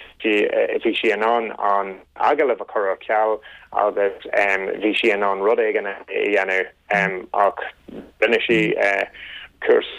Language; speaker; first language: Irish; non-native, local second language; English